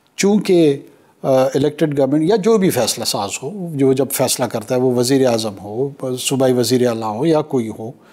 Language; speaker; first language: Urdu; non-native, local second language; Pashto